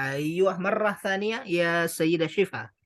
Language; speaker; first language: Arabic; non-native, fluent; Indonesian